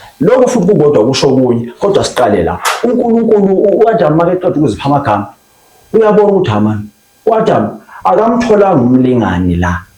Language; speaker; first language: Zulu; non-native, local second language; Xhosa